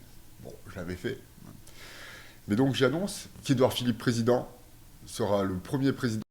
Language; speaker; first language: French; native; French